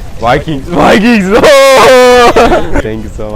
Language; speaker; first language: English; non-native, learner; Turkish